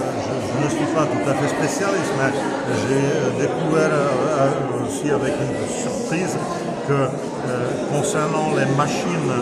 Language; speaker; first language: French; non-native, fluent; Czech